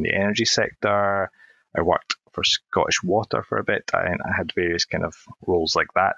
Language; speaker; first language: English; native; English